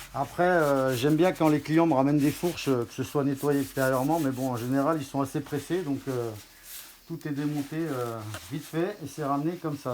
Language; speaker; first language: French; native; French